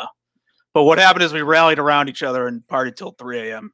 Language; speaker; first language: English; native; English